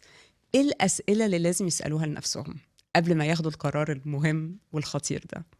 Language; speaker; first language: Arabic; native; Arabic